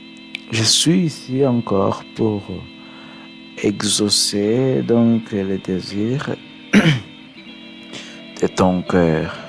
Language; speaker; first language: French; non-native, learner; English